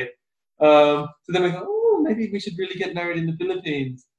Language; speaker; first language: English; native; English